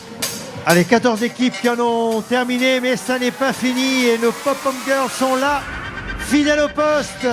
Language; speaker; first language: French; native; French